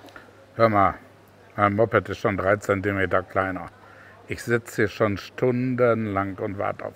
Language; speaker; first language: German; native; German